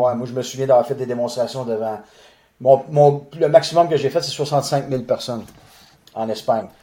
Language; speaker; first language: French; native; French